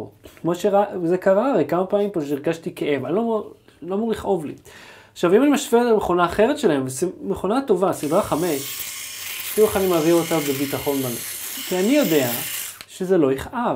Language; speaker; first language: Hebrew; native; Hebrew